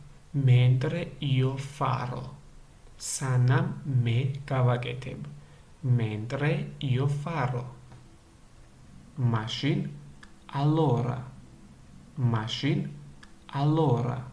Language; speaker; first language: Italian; non-native, learner; Georgian